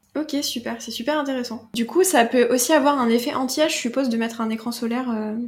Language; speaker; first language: French; native; French